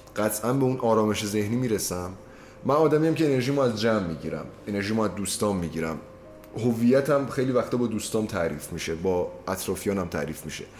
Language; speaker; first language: Persian; non-native, local second language; Azerbaijani